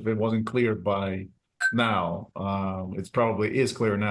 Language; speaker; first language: English; native; English